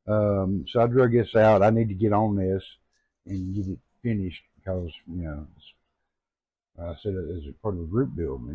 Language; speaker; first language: English; native; English